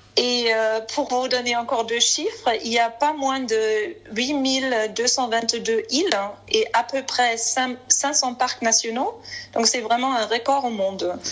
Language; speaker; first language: French; non-native, fluent; German